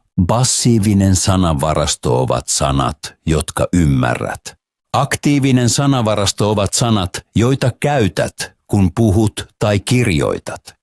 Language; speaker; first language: Finnish; non-native, fluent; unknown